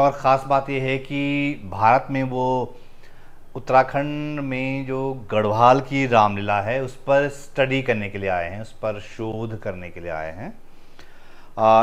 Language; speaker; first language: Hindi; native; Hindi